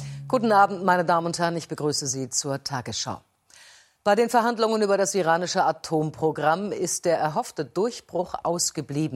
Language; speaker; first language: German; native; German